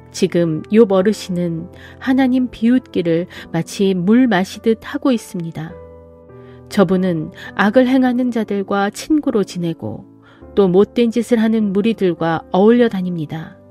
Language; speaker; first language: Korean; native; Korean